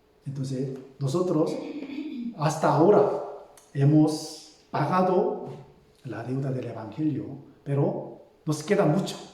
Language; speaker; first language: Spanish; non-native, fluent; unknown